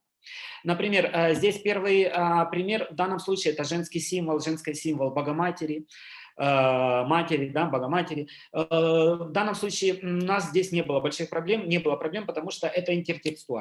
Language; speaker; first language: Russian; native; Russian